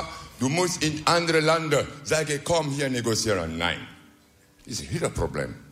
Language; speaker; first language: Dutch; non-native, learner; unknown